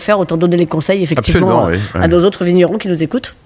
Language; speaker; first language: French; native; French